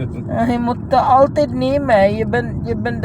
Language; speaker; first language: Dutch; non-native, learner; Filipino